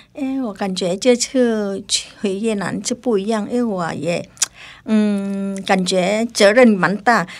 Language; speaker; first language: Chinese; non-native, learner; Vietnamese